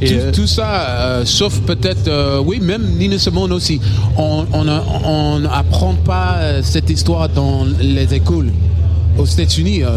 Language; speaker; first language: French; non-native, learner; English